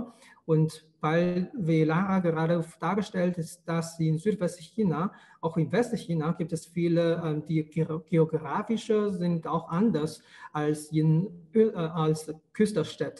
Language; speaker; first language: German; non-native, fluent; Chinese